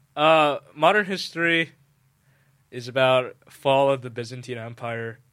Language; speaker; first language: English; native; English